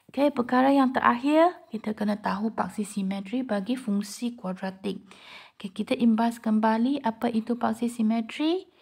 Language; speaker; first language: Malay; non-native, local second language; Chinese